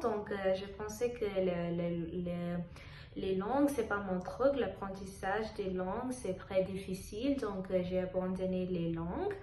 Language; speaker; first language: French; non-native, learner; Telugu